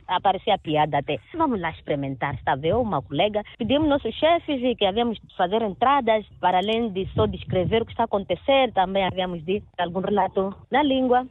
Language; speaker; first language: Portuguese; non-native, local second language; Makhuwa